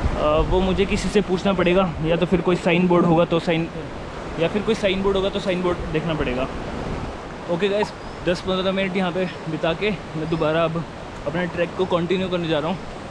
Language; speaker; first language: Hindi; native; Hindi